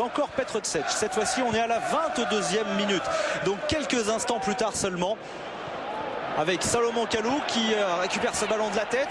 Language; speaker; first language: French; native; French